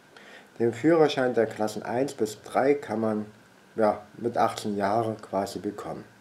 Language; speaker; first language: German; native; German